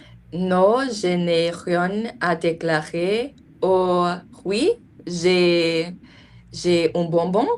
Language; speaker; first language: French; non-native, learner; English